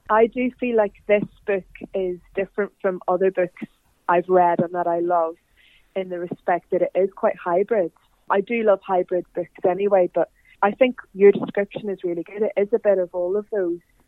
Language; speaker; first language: English; native; English